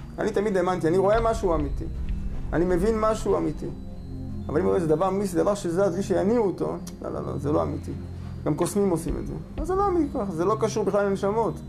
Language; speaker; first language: Hebrew; native; Hebrew